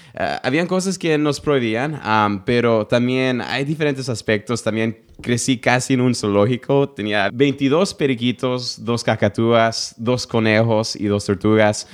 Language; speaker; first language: Spanish; early bilingual, heritage; Spanish